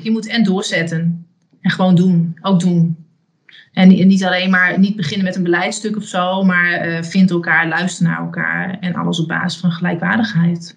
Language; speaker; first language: Dutch; native; Dutch